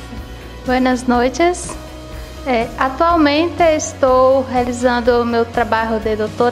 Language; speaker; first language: Spanish; non-native, fluent; Portuguese